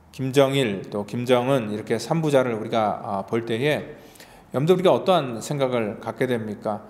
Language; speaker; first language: Korean; native; Korean